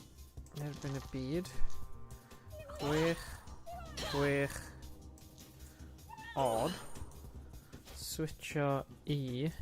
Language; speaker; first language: Welsh; non-native, local second language; English